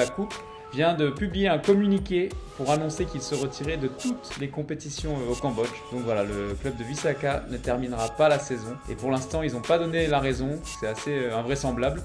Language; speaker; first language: French; native; French